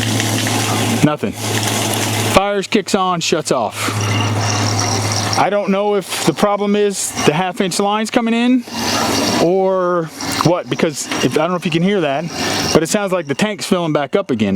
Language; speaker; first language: English; native; English